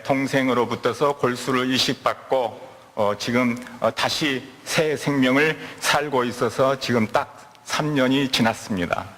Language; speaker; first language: Korean; native; Korean